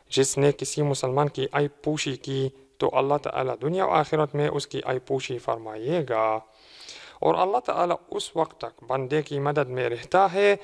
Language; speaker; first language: Urdu; non-native, fluent; Arabic